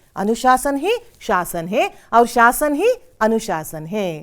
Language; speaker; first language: Hindi; non-native, local second language; Kannada